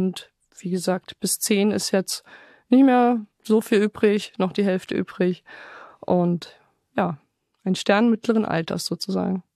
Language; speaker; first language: German; native; German